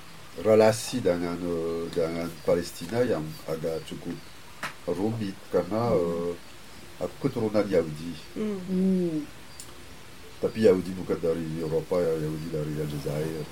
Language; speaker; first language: Indonesian; non-native, fluent; French